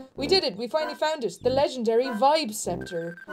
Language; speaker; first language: English; native; English